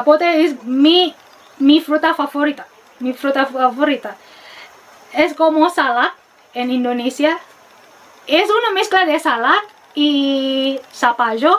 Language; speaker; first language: Spanish; non-native, learner; Indonesian